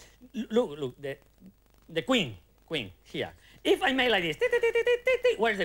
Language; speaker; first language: English; non-native, learner; Spanish